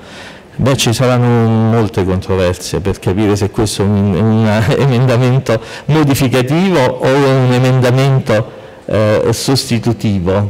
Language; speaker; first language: Italian; native; Italian